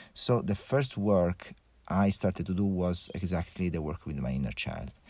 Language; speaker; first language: English; early bilingual, other home language; Italian